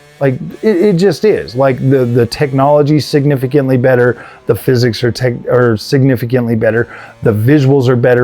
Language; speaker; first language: English; native; English